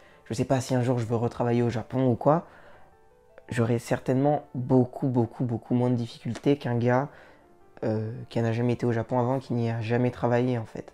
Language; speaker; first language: French; native; French